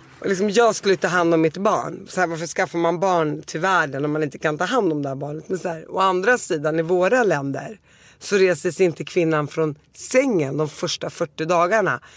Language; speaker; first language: Swedish; early bilingual, other home language; Arabic